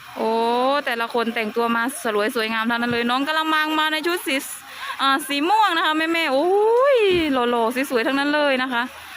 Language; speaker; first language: Thai; native; Thai